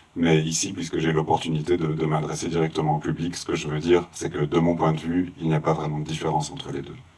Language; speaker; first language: French; native; French